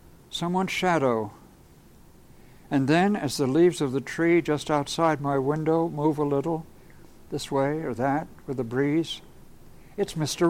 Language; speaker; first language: English; native; English